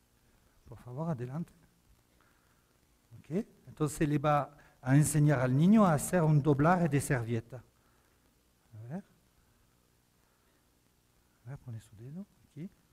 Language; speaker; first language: Spanish; non-native, fluent; French